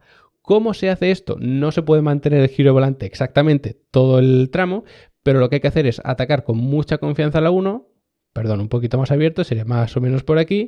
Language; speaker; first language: Spanish; native; Spanish